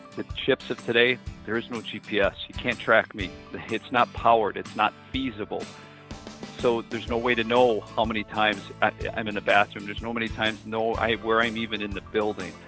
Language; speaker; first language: English; native; English